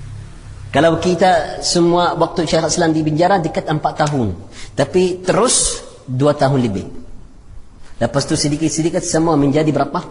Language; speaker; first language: Indonesian; non-native, fluent; Arabic